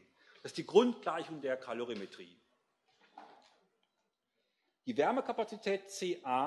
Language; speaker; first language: German; native; German